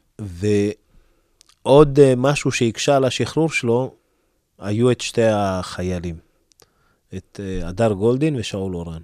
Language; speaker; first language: Hebrew; early bilingual, other home language; Amharic